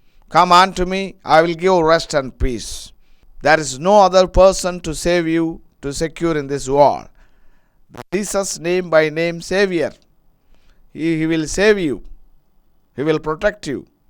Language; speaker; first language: English; non-native, local second language; Telugu